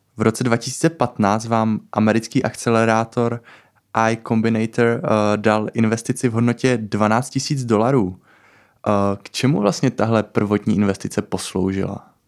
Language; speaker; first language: Czech; native; Czech